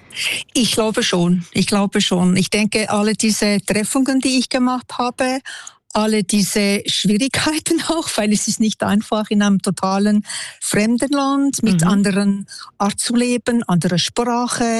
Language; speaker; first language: German; non-native, local second language; French